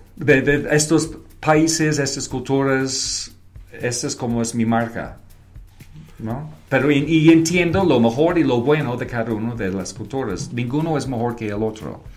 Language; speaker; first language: Spanish; non-native, fluent; English